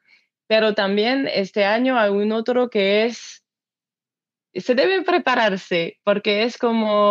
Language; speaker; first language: Spanish; non-native, learner; French